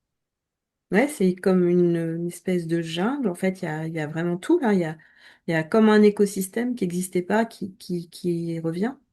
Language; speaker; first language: French; native; French